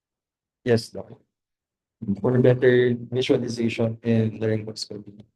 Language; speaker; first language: English; non-native, local second language; Filipino